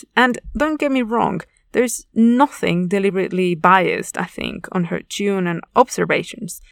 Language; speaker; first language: English; non-native, fluent; Spanish